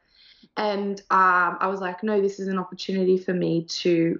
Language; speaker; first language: English; native; English